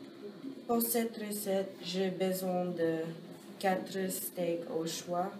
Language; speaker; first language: French; non-native, learner; English